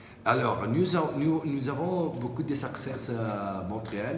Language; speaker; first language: French; non-native, learner; Italian